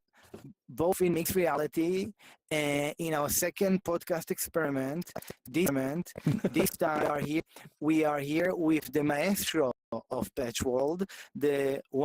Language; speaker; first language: English; non-native, fluent; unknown